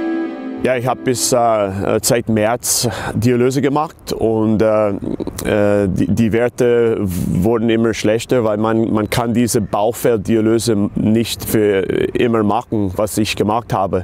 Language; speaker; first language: German; non-native, fluent; English